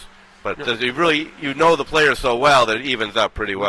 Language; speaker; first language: English; native; English